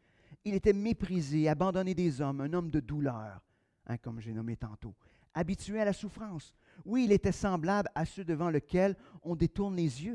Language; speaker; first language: French; native; French